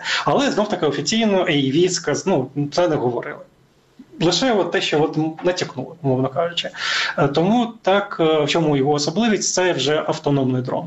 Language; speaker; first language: Ukrainian; native; Ukrainian